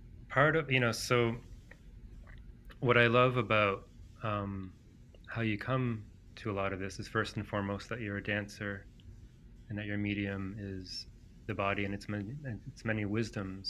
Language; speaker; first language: English; non-native, fluent; Greek